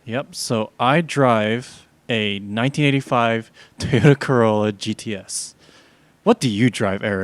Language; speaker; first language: English; native; English